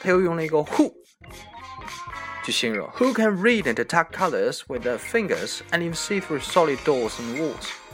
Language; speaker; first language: English; non-native, fluent; Chinese